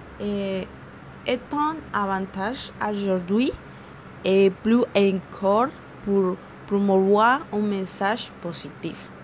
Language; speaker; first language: French; non-native, learner; Spanish